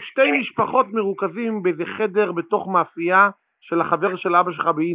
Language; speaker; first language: Hebrew; native; Hebrew